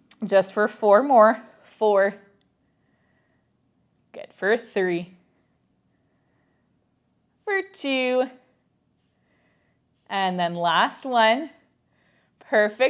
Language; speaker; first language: English; native; English